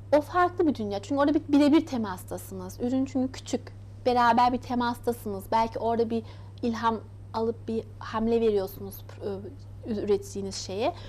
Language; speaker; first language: Turkish; early bilingual, heritage; Turkish